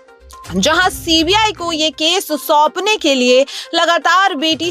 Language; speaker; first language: Hindi; native; Hindi